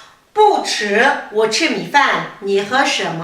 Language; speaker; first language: Chinese; non-native, fluent; Kazakh